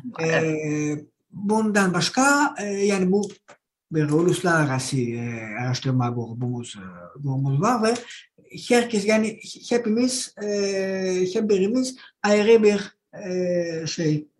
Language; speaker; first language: Turkish; non-native, learner; Greek